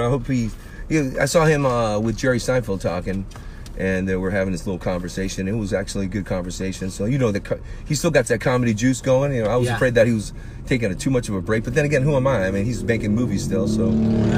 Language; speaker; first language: English; native; English